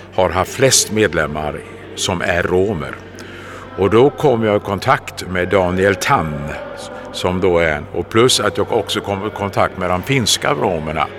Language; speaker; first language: Swedish; native; Swedish